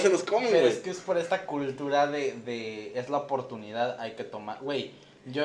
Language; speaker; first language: Spanish; native; Spanish